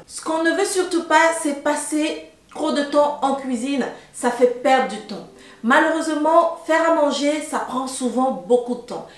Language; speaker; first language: French; native; French